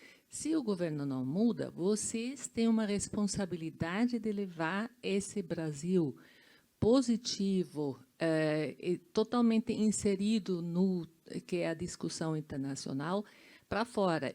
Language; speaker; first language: Portuguese; non-native, fluent; German